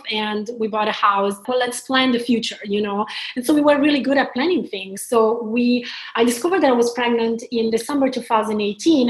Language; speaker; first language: English; non-native, fluent; Italian